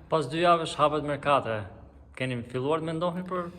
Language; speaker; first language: Albanian; native; Albanian